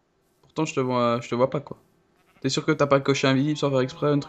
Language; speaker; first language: French; native; French